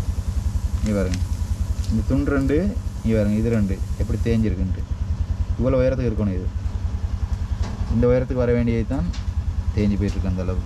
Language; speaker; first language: Tamil; native; Tamil